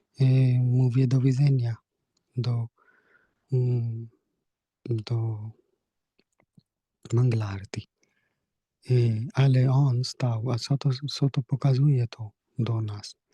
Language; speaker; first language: Polish; non-native, learner; Hindi